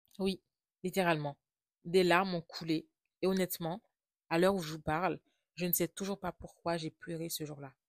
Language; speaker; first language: French; non-native, local second language; Haitian Creole